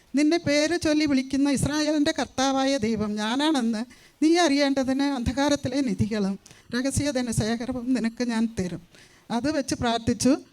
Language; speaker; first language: Malayalam; non-native, local second language; Tamil